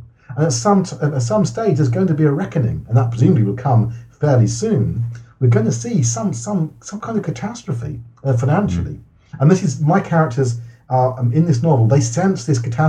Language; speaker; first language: English; native; English